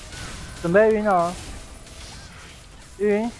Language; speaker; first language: Chinese; native; Chinese